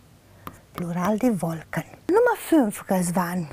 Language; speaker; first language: German; non-native, fluent; Romanian